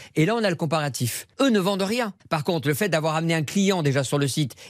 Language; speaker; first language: French; native; French